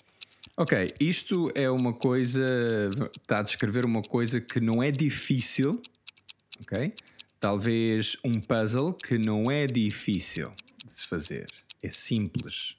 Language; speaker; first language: Portuguese; early bilingual, heritage; Portuguese